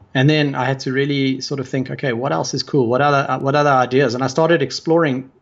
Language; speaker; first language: English; native; English